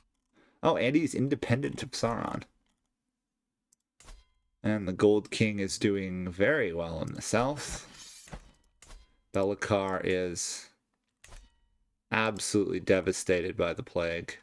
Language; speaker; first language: English; native; English